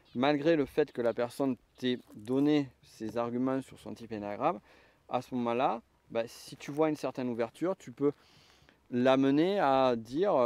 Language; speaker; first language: French; native; French